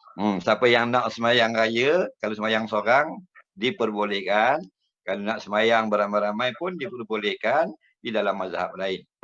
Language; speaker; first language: Malay; native; Malay